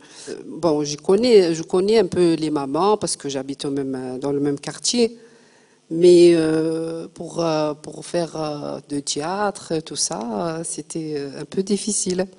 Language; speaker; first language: French; non-native, fluent; Arabic